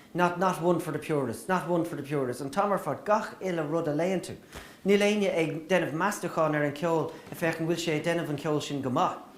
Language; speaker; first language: Irish; native; Irish